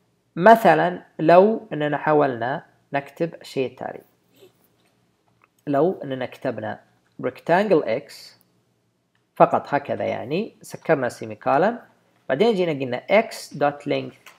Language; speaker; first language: Arabic; native; Arabic